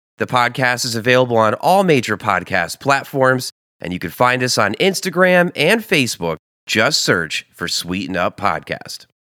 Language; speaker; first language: English; native; English